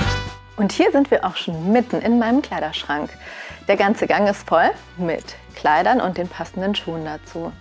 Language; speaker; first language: German; native; German